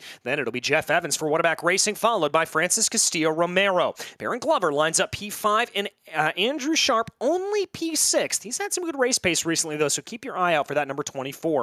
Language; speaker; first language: English; native; English